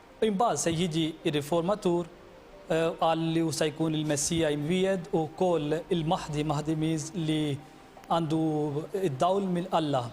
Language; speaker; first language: Maltese; non-native, fluent; Urdu